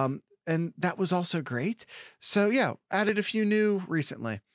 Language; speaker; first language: English; native; English